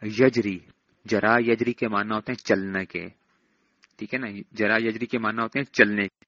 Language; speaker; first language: Urdu; native; Urdu